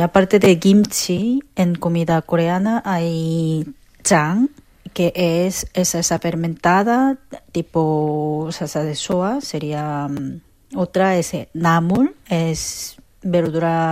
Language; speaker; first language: Spanish; non-native, learner; Korean